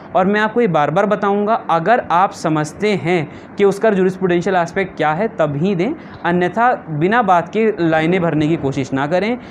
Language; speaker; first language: Hindi; native; Hindi